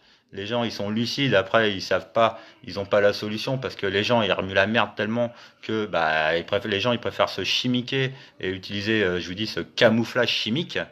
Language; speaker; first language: French; native; French